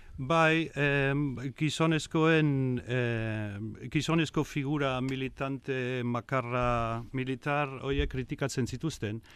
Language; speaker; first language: Basque; non-native, fluent; German